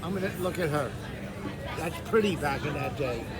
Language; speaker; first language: English; native; English